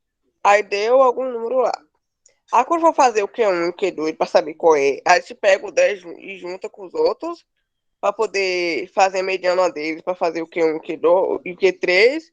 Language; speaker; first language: Portuguese; native; Portuguese